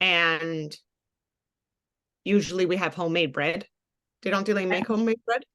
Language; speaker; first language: English; native; English